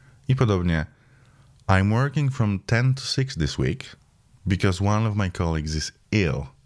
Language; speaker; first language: English; non-native, fluent; Polish